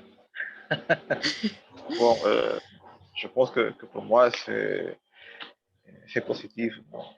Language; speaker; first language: French; non-native, learner; Spanish